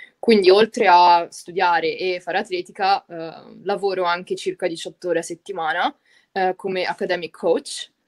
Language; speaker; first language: Italian; native; Italian